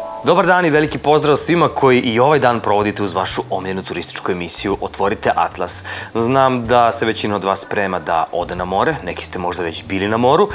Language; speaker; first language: Serbian; native; Serbian